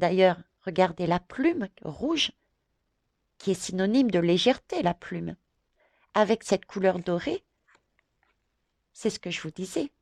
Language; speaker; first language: French; native; French